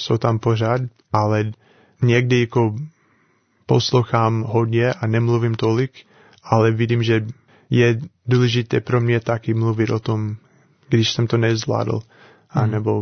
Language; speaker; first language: Czech; non-native, learner; English